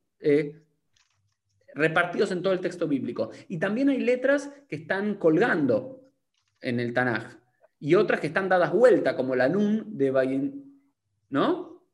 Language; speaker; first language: Spanish; native; Spanish